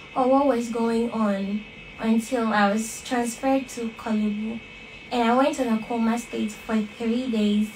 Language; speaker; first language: English; non-native, local second language; Akan